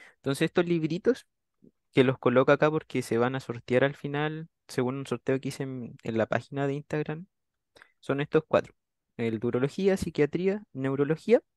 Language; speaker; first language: Spanish; native; Spanish